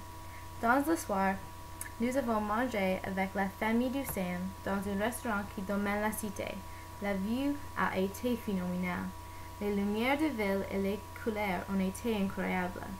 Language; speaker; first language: French; non-native, learner; English